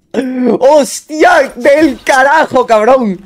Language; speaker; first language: Spanish; native; Spanish